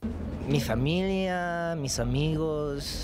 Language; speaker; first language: Spanish; non-native, learner; English